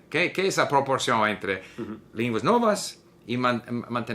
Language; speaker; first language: Portuguese; non-native, learner; English